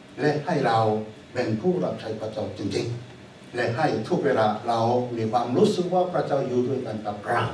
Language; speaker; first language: Thai; non-native, fluent; Korean